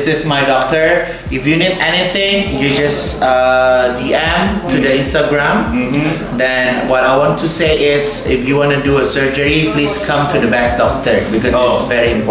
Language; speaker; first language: English; non-native, learner; Indonesian